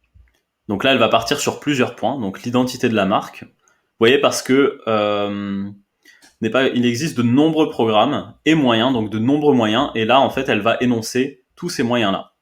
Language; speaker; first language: French; native; French